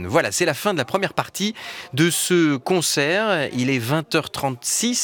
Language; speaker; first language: French; native; French